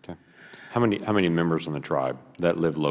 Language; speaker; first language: English; native; English